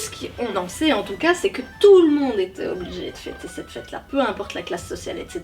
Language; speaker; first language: French; native; French